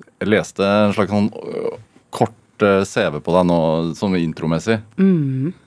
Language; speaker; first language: Norwegian; native; Norwegian